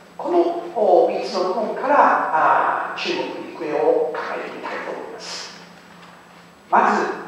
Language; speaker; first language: Japanese; non-native, fluent; Chinese